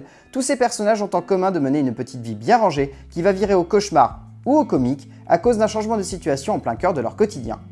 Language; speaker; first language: French; native; French